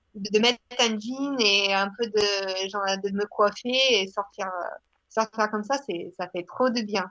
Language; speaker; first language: French; non-native, fluent; English